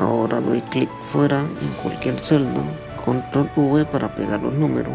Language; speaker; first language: Spanish; native; Spanish